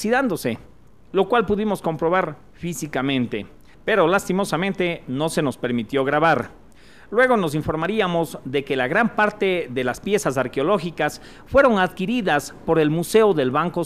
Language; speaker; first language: Spanish; native; Spanish